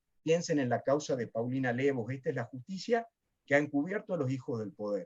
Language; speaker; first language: Spanish; native; Spanish